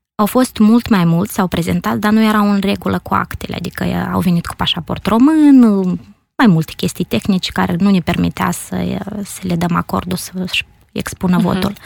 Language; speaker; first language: Romanian; native; Romanian